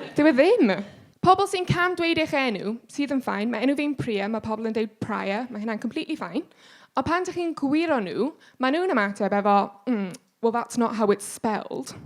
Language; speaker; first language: Welsh; non-native, local second language; English